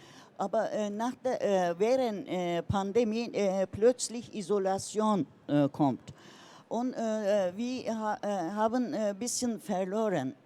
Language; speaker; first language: German; non-native, learner; Turkish